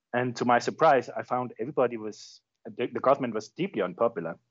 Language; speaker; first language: English; non-native, fluent; Danish